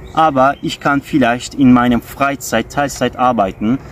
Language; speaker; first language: German; non-native, learner; Turkish